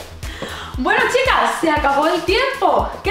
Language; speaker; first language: Spanish; native; Spanish